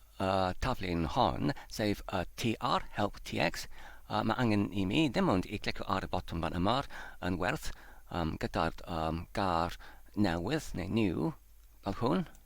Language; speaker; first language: Welsh; non-native, fluent; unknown